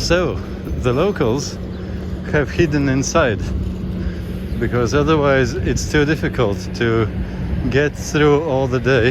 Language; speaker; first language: English; non-native, fluent; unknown